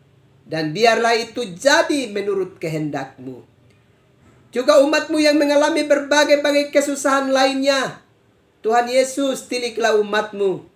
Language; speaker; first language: Indonesian; native; Indonesian